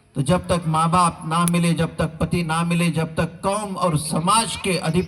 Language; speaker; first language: Hindi; non-native, local second language; Marathi